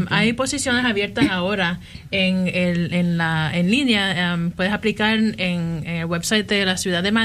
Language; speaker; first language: Spanish; early bilingual, heritage; Spanish